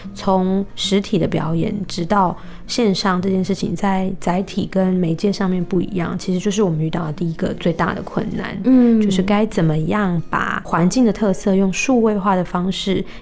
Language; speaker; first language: Chinese; native; Chinese